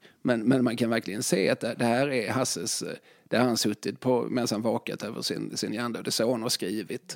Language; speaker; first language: Swedish; native; Swedish